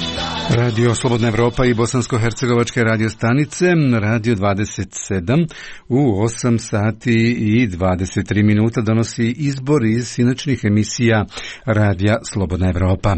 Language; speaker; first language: Croatian; native; Croatian